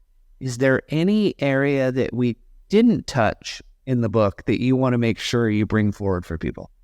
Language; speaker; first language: English; native; English